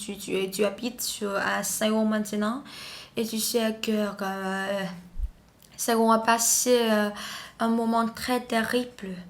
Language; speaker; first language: French; non-native, learner; Vietnamese